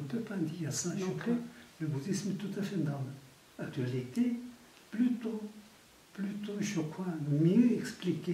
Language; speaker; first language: French; non-native, fluent; Tibetan